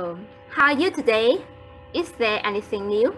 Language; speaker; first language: English; non-native, fluent; Vietnamese